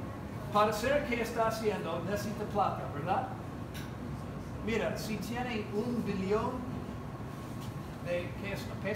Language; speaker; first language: Spanish; non-native, learner; English